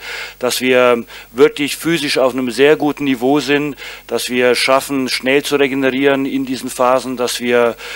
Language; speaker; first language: German; native; German